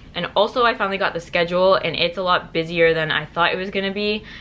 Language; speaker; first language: English; native; English